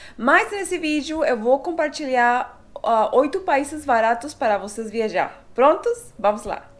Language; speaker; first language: Portuguese; non-native, fluent; Spanish